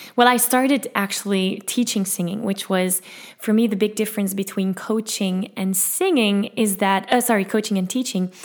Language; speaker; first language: English; non-native, fluent; Dutch